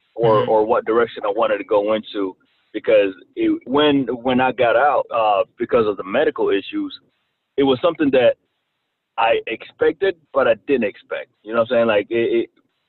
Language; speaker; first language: English; early bilingual, other home language; Kinyarwanda